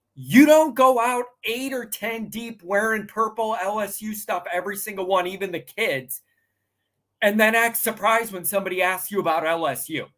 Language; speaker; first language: English; native; English